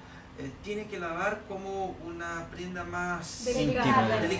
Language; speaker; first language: Spanish; non-native, learner; Portuguese